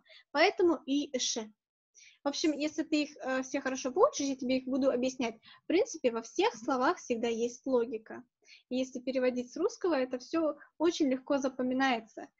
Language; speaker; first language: Russian; native; Russian